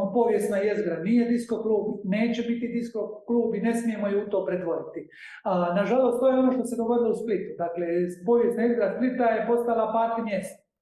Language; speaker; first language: Croatian; native; Croatian